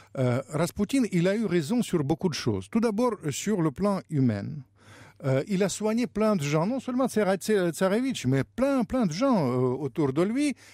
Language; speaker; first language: French; non-native, fluent; Russian